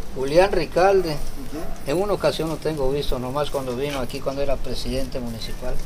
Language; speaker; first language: Spanish; native; Spanish